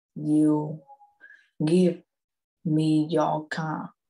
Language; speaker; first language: English; non-native, learner; Vietnamese